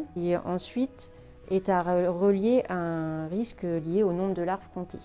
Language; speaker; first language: French; native; French